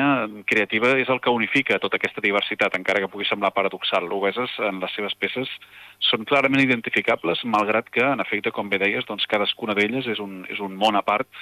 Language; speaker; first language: Catalan; native; Catalan